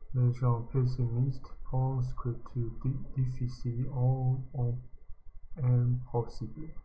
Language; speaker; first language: French; non-native, learner; English